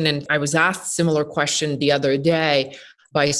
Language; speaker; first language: English; non-native, fluent; Bosnian